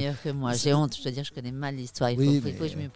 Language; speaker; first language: French; native; French